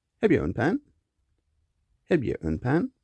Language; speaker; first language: Dutch; non-native, learner; Turkish